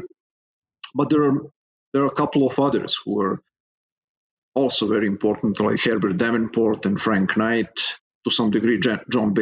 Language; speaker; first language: English; non-native, fluent; Serbian